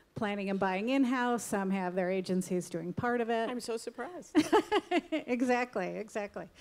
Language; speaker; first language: English; native; English